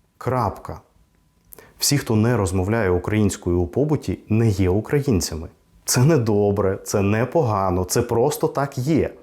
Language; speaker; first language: Ukrainian; non-native, local second language; Russian